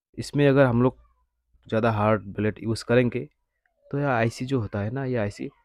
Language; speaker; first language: Hindi; non-native, local second language; Bangla